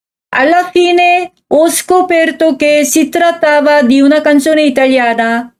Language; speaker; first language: Italian; non-native, fluent; Korean